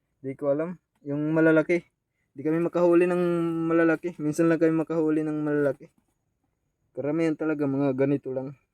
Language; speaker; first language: Filipino; non-native, local second language; Waray